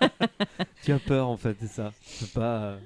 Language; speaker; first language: French; native; French